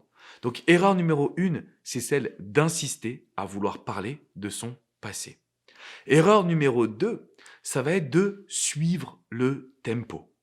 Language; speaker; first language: French; native; French